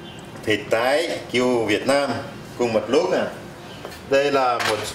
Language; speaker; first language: Vietnamese; non-native, fluent; French